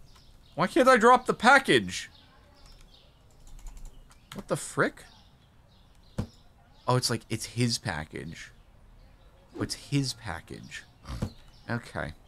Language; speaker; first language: English; native; English